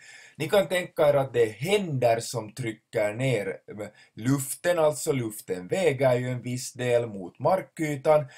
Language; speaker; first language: Swedish; native; Swedish